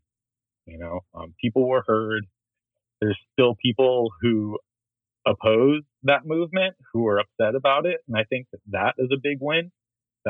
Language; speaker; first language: English; native; English